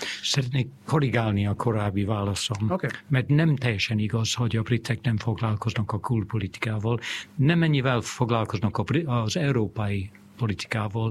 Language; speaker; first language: Hungarian; non-native, fluent; English